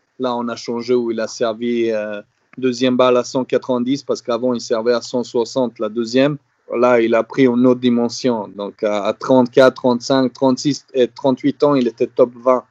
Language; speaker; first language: French; non-native, fluent; Serbian